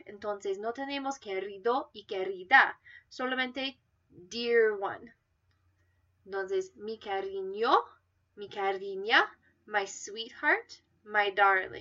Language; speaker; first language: Spanish; non-native, fluent; English